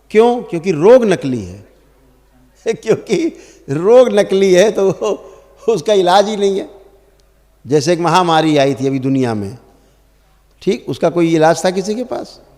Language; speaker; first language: Hindi; native; Hindi